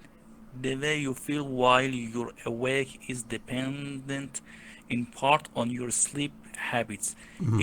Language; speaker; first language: English; non-native, learner; Persian